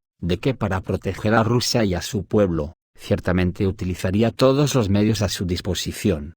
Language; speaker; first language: Spanish; native; Spanish